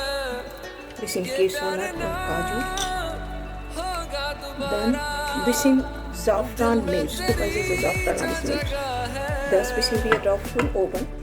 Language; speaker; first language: German; non-native, learner; Hindi